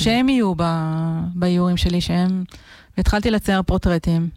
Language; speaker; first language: Hebrew; native; Hebrew